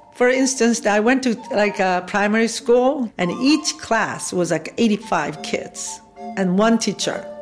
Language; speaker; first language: English; non-native, fluent; Korean